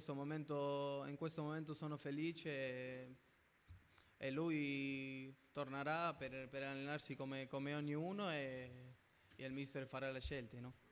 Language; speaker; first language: Italian; non-native, fluent; Spanish